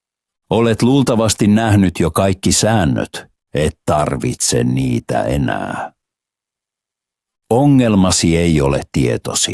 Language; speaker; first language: Finnish; non-native, fluent; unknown